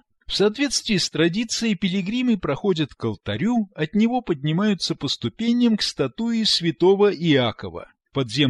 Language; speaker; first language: Russian; native; Russian